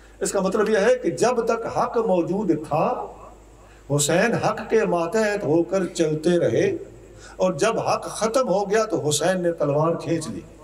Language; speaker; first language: Urdu; non-native, local second language; Punjabi